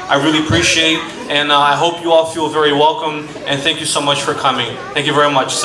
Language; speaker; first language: English; non-native, fluent; Portuguese